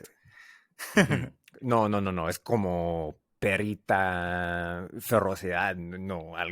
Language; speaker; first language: Spanish; non-native, learner; English